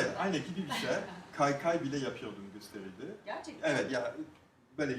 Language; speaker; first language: Turkish; non-native, fluent; French